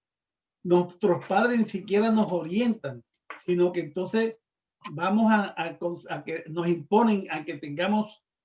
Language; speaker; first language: Spanish; native; Spanish